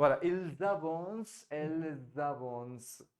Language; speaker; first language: French; non-native, fluent; Hindi